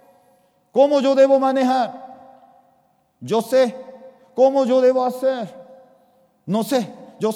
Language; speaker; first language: Spanish; non-native, fluent; Korean